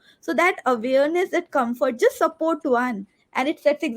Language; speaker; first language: English; non-native, local second language; Hindi